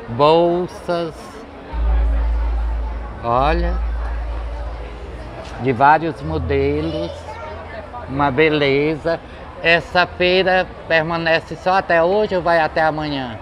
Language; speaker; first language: Portuguese; native; Portuguese